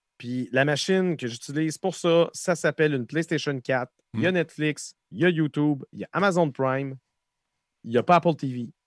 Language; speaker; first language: French; native; French